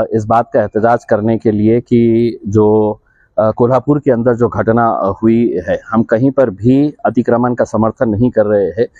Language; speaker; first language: Urdu; native; Urdu